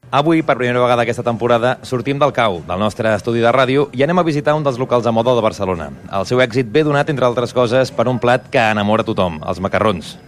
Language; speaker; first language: Catalan; native; Catalan